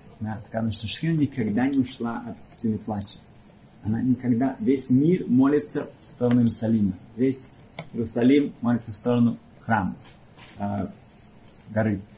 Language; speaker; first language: Russian; early bilingual, heritage; Russian